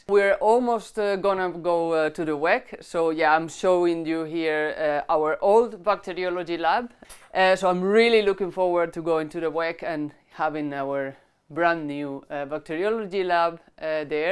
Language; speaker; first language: English; non-native, fluent; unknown